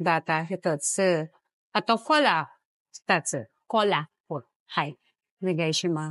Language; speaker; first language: Japanese; non-native, learner; Filipino